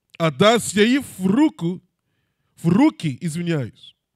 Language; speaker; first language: Russian; non-native, learner; English